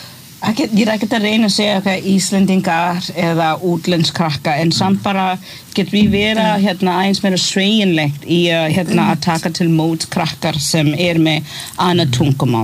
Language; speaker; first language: Icelandic; non-native, fluent; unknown